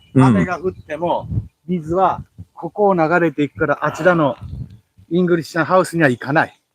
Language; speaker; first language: Japanese; native; Japanese